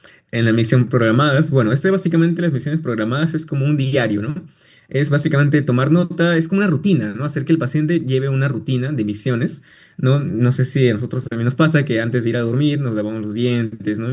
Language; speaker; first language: Spanish; native; Spanish